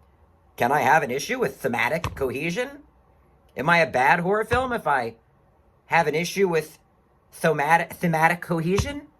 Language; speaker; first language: English; native; English